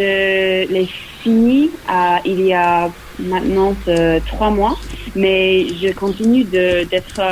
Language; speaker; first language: French; non-native, fluent; English